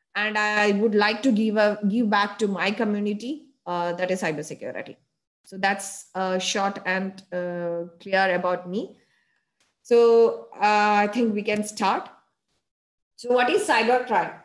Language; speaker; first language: English; non-native, local second language; Malayalam